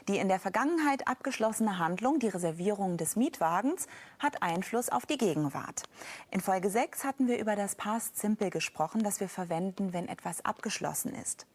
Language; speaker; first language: German; native; German